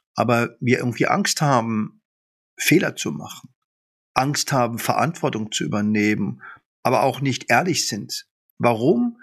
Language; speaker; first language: German; early bilingual, other home language; Arabic